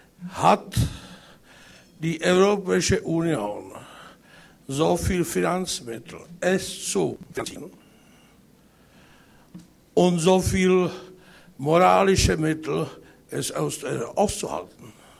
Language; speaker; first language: German; non-native, fluent; Czech